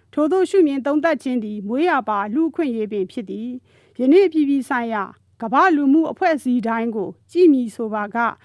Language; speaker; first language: Burmese; non-native, local second language; Karen languages